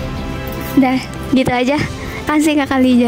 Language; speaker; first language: Indonesian; native; Indonesian